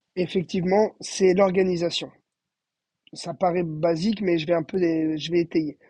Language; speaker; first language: French; native; French